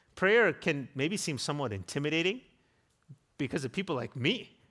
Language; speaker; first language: English; native; English